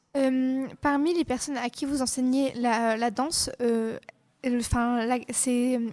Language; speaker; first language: French; native; French